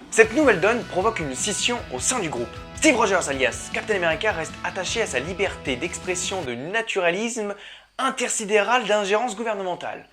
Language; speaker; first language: French; native; French